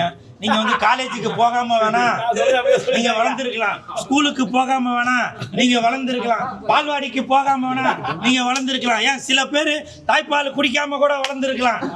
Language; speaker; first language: Tamil; native; Tamil